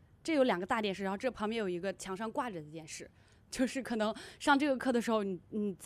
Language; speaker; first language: Chinese; native; Chinese